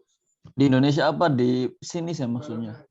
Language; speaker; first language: Indonesian; native; Indonesian